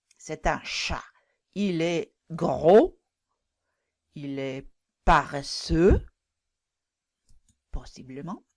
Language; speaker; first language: French; non-native, fluent; English